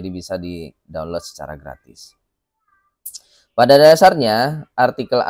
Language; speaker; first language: Indonesian; native; Indonesian